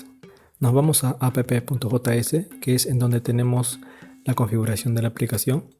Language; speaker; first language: Spanish; native; Spanish